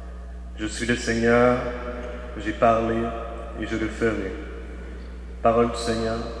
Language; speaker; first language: French; native; French